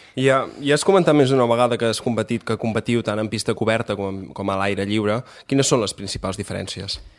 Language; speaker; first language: Catalan; native; Catalan